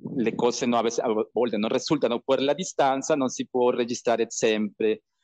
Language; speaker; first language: Italian; non-native, learner; Spanish